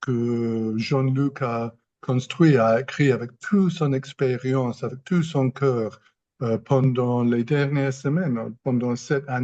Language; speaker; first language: French; non-native, fluent; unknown